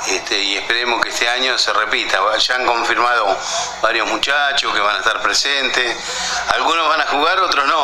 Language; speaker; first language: Spanish; native; Spanish